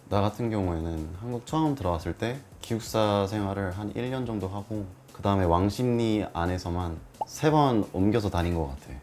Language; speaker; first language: Korean; early bilingual, heritage; Korean